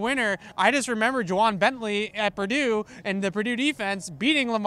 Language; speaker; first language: English; native; English